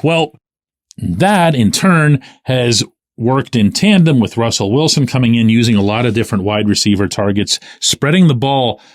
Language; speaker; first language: English; native; English